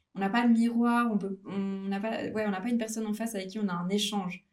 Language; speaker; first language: French; native; French